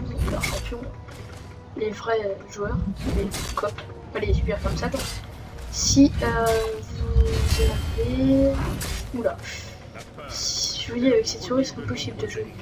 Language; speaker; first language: French; native; French